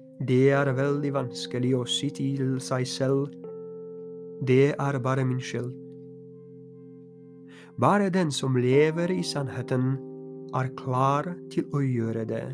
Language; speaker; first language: Norwegian; non-native, fluent; Polish